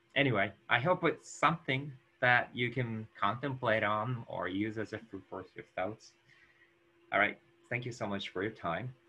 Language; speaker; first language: English; non-native, fluent; Japanese